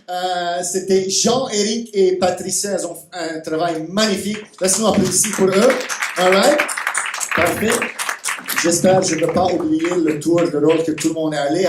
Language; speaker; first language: French; non-native, fluent; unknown